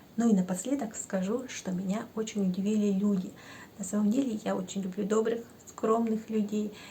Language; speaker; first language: Russian; native; Russian